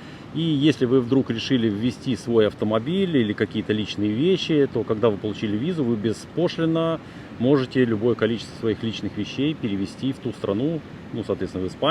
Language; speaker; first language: Russian; native; Russian